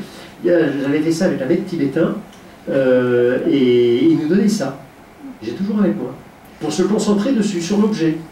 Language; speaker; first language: French; native; French